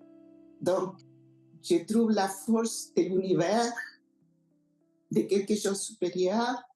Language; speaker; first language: French; non-native, fluent; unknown